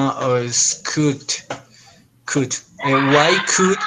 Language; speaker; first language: English; non-native, learner; Spanish